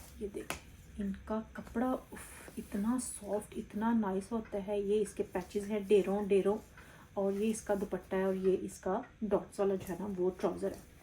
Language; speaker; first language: Urdu; native; Urdu